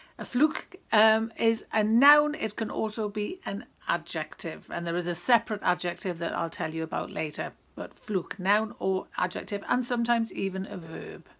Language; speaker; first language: English; native; English